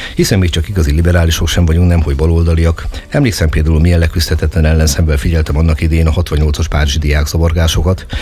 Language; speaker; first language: Hungarian; native; Hungarian